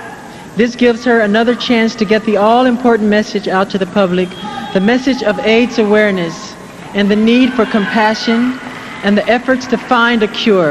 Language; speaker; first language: English; native; English